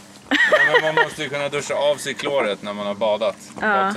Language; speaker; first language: Swedish; native; Swedish